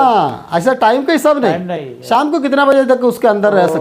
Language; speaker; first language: Hindi; non-native, local second language; Malayalam